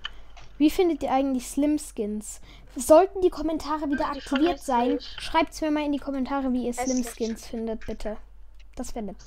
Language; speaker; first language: German; native; German